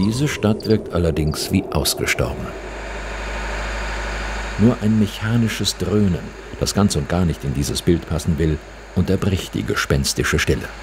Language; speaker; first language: German; native; German